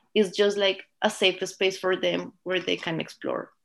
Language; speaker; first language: English; non-native, fluent; Spanish